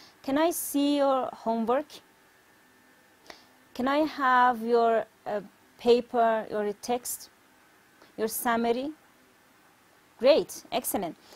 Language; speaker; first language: English; non-native, fluent; Persian